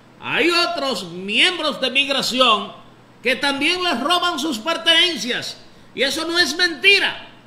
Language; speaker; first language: Spanish; native; Spanish